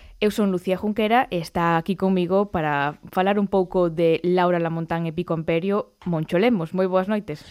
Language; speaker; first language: Galician; native; Galician